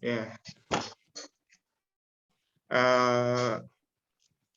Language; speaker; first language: English; non-native, learner; Khmer